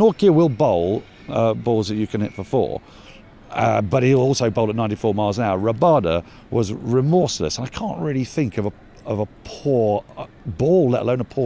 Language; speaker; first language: English; native; English